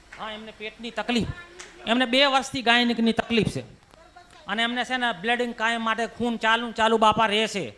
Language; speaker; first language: Gujarati; early bilingual, heritage; Gujarati